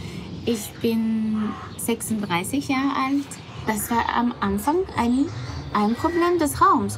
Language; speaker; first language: German; non-native, fluent; Spanish